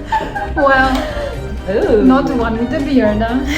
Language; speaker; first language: English; non-native, fluent; Serbian